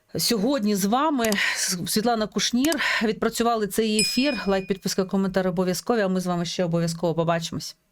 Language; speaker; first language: Ukrainian; native; Ukrainian